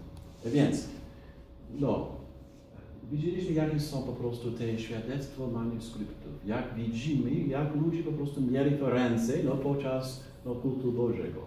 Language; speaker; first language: Polish; non-native, fluent; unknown